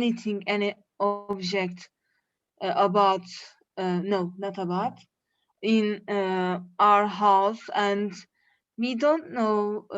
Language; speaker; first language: English; non-native, learner; Turkish